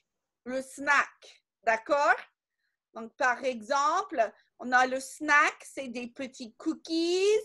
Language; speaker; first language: French; non-native, fluent; English